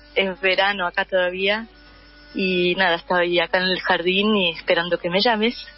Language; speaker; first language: Spanish; early bilingual, heritage; Spanish